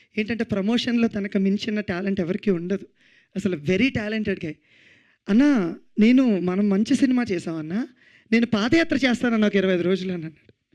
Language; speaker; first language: Telugu; native; Telugu